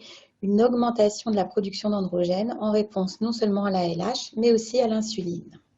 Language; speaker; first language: French; native; French